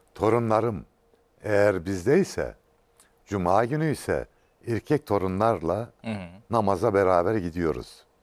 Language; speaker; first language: Turkish; native; Turkish